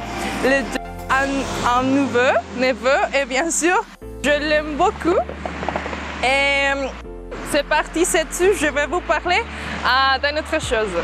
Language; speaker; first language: French; non-native, fluent; Spanish